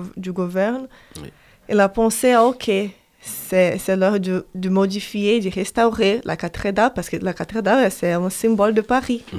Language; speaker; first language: French; non-native, fluent; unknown